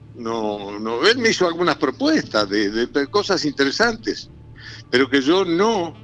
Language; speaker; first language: Spanish; native; Spanish